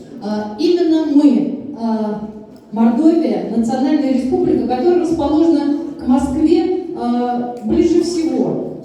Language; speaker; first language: Russian; native; Russian